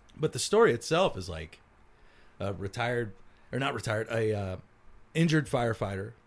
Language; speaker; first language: English; native; English